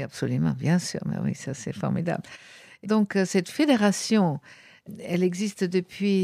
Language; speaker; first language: French; native; French